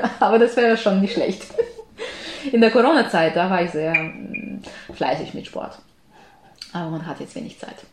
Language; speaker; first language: German; non-native, fluent; Ukrainian